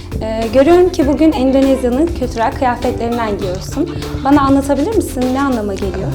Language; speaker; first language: Turkish; native; Turkish